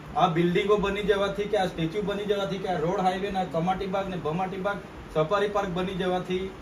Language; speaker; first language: Gujarati; non-native, local second language; Bhili